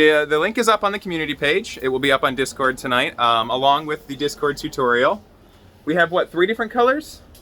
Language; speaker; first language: English; native; English